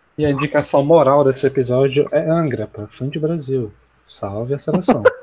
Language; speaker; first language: Portuguese; native; Portuguese